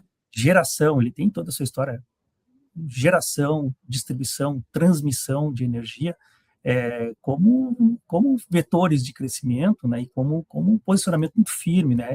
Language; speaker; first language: Portuguese; native; Portuguese